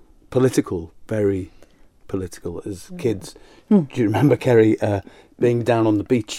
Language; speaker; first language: English; native; English